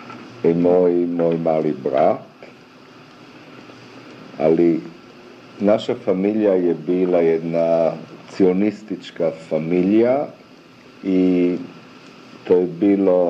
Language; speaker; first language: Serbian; early bilingual, other home language; German